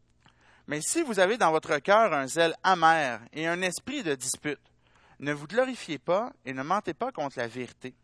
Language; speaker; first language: French; native; French